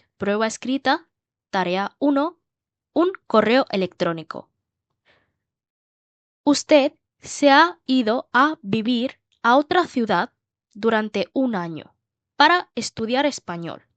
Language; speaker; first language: Spanish; non-native, learner; Bangla